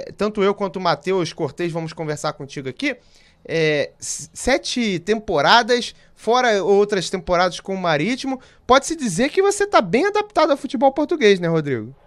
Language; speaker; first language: Portuguese; native; Portuguese